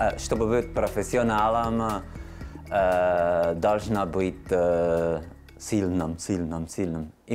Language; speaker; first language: Russian; non-native, learner; Italian